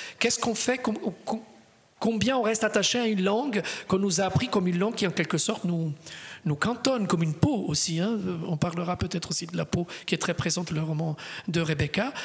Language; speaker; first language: French; non-native, fluent; Italian